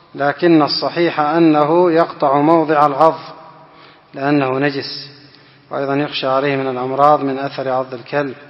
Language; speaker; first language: Arabic; non-native, fluent; Indonesian